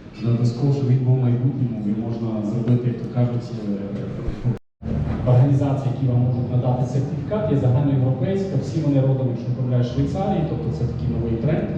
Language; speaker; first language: Ukrainian; native; Ukrainian